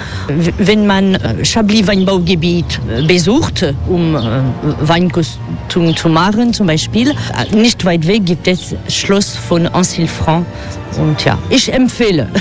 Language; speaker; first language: German; non-native, fluent; French